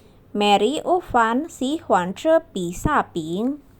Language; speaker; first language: Chinese; non-native, fluent; Indonesian